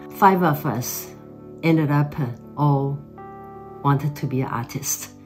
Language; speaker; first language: English; non-native, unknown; Chinese